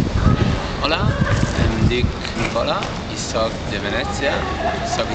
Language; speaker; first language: Catalan; non-native, learner; Italian